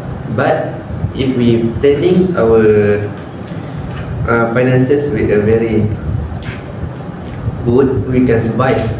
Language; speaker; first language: English; non-native, learner; Malay